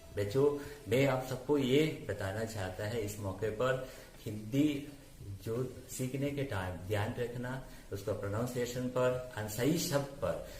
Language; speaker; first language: Hindi; non-native, local second language; Malayalam